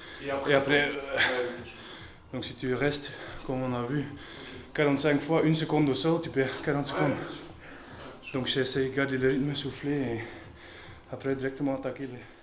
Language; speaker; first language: French; non-native, learner; Dutch